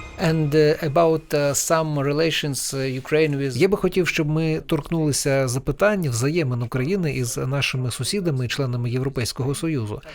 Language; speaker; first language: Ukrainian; native; Ukrainian